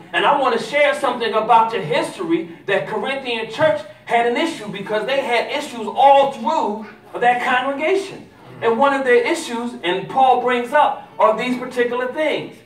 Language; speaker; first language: English; native; English